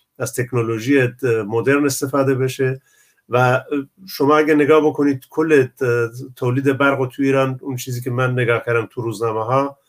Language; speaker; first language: Persian; non-native, local second language; Central Kurdish